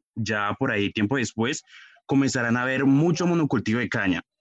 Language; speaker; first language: Spanish; native; Spanish